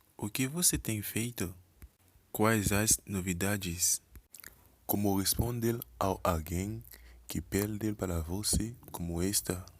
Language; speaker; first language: Portuguese; non-native, learner; Haitian Creole